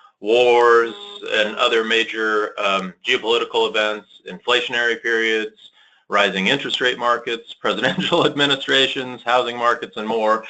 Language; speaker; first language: English; native; English